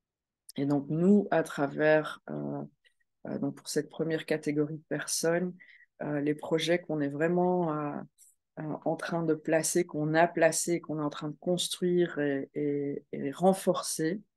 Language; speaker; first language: French; native; French